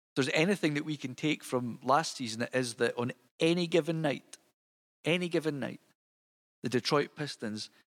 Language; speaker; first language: English; native; English